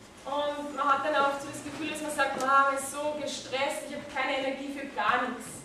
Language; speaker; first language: German; native; German